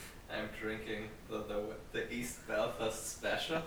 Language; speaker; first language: English; non-native, fluent; German